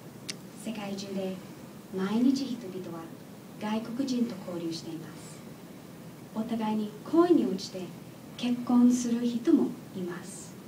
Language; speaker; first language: Japanese; non-native, learner; English